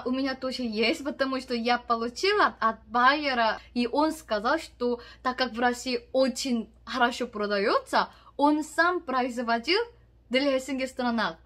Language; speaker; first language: Russian; non-native, learner; Korean